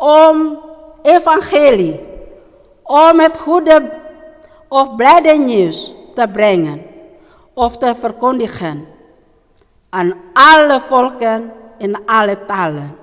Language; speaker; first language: Dutch; non-native, learner; Indonesian